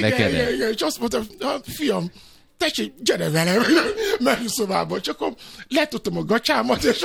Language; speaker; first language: Hungarian; non-native, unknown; Yoruba